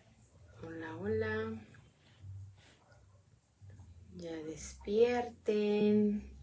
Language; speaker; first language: Spanish; native; Spanish